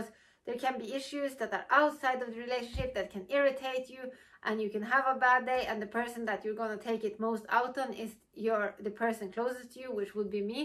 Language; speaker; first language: English; non-native, fluent; Norwegian